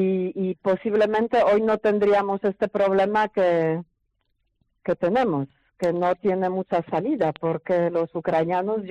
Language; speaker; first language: Spanish; non-native, fluent; Polish